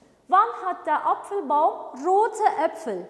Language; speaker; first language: German; non-native, fluent; Turkish